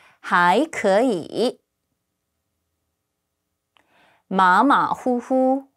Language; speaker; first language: Chinese; non-native, fluent; Korean